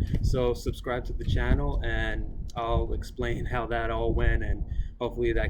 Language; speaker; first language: English; native; English